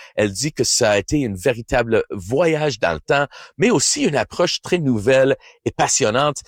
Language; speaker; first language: French; native; French